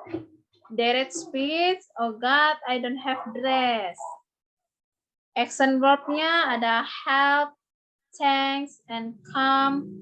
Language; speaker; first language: English; non-native, learner; Indonesian